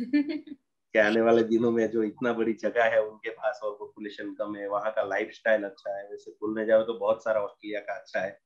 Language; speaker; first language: Hindi; non-native, local second language; Gujarati